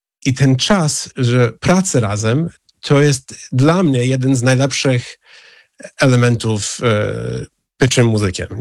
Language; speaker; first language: Polish; non-native, fluent; English